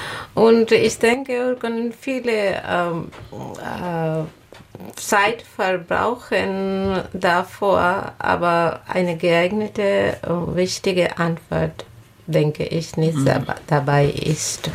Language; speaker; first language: German; non-native, learner; Bangla